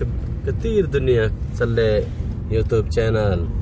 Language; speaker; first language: Arabic; non-native, learner; Urdu